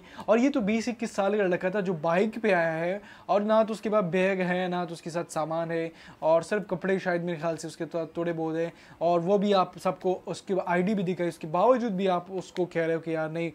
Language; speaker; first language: Hindi; native; Hindi